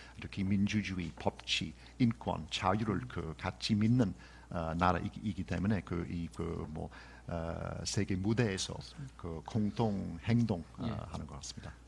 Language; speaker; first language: Korean; non-native, fluent; English